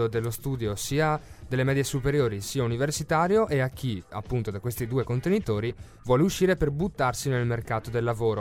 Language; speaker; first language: Italian; native; Italian